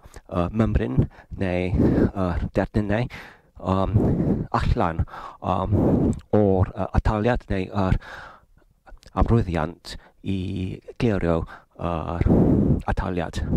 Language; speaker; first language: Welsh; non-native, learner; English